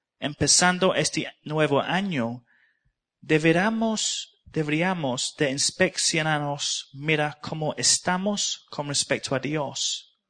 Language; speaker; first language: Spanish; non-native, learner; English